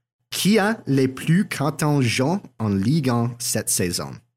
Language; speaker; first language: French; non-native, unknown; English